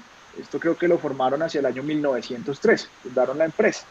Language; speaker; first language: Spanish; native; Spanish